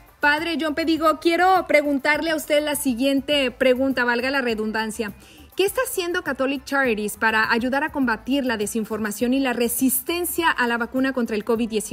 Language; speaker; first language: Spanish; native; Spanish